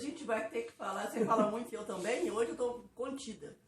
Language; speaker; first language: Portuguese; native; Portuguese